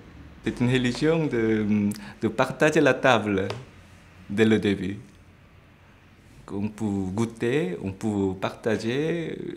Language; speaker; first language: French; non-native, fluent; Korean